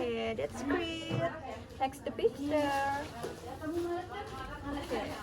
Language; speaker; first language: English; non-native, learner; Indonesian